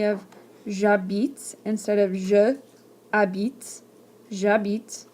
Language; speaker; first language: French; non-native, fluent; English